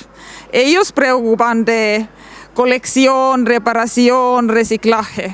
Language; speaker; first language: Spanish; non-native, learner; Finnish